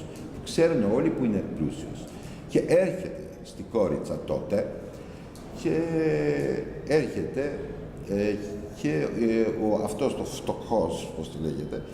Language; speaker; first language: Greek; non-native, learner; Albanian